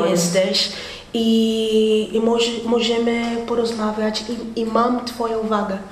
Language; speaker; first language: Polish; non-native, learner; Portuguese